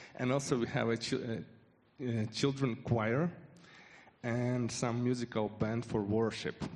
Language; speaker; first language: English; non-native, fluent; Ukrainian